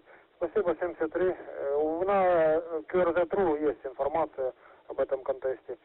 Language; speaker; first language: Russian; native; Russian